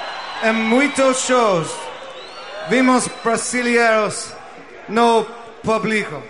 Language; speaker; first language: Portuguese; non-native, learner; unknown